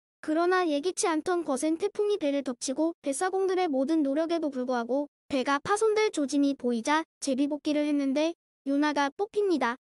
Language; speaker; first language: Korean; native; Korean